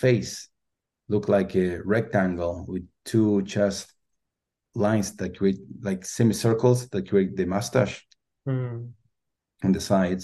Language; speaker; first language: English; non-native, fluent; Spanish